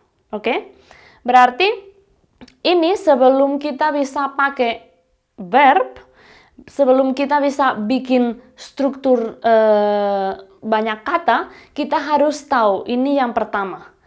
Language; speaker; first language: Indonesian; non-native, fluent; Spanish